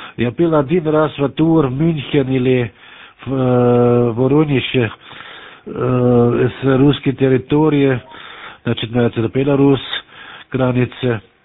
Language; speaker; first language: Russian; non-native, learner; German